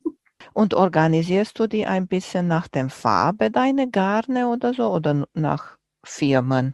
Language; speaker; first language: German; non-native, fluent; Romanian